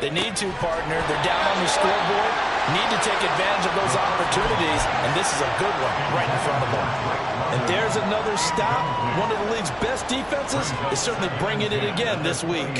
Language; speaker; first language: English; native; English